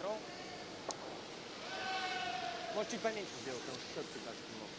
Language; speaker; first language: Russian; native; Russian